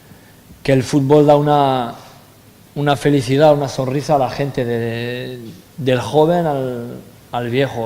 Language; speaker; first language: Spanish; non-native, fluent; French